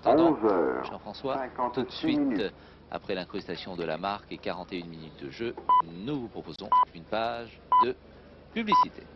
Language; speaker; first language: French; native; French